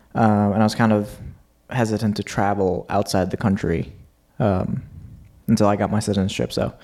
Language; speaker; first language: English; early bilingual, other home language; Uzbek